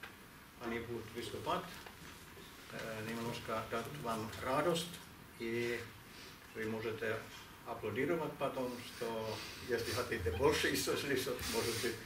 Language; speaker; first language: Russian; non-native, fluent; Finnish